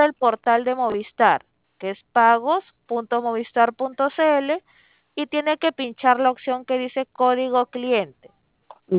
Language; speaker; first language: Spanish; native; Spanish